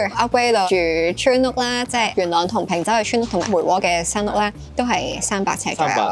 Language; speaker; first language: Cantonese; native; Cantonese